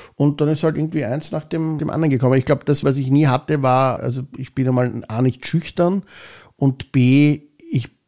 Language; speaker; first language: German; native; German